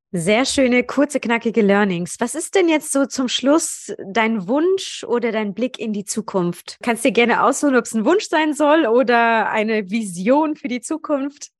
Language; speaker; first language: German; native; German